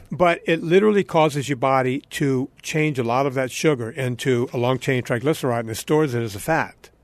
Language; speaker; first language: English; native; English